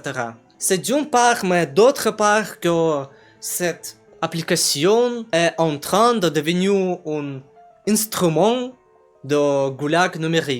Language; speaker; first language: French; non-native, learner; Russian